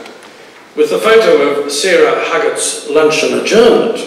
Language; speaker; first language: English; native; English